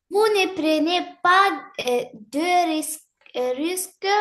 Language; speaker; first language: French; non-native, learner; Arabic